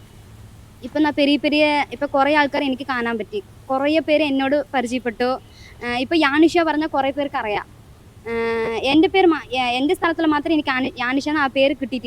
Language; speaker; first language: Malayalam; non-native, local second language; Tamil